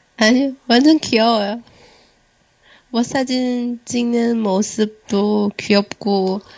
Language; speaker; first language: Korean; non-native, learner; Chinese